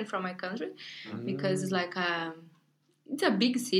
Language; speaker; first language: English; non-native, learner; Portuguese